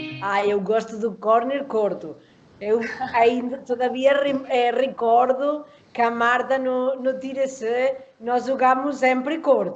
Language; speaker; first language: Portuguese; non-native, learner; Spanish